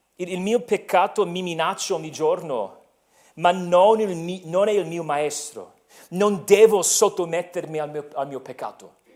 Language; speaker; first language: Italian; non-native, fluent; English